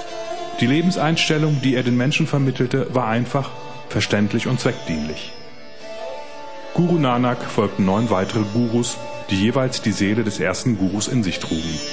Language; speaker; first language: German; native; German